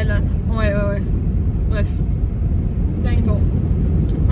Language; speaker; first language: French; native; French